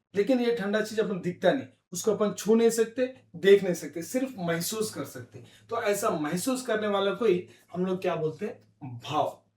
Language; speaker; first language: Hindi; non-native, local second language; Telugu